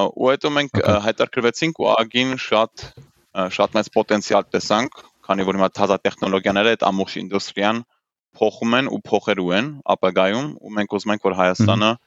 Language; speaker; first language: Armenian; early bilingual, heritage; Armenian